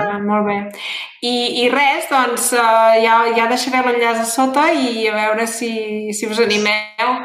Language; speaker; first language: Catalan; native; Catalan